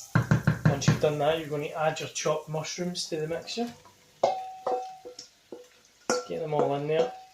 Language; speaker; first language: English; native; English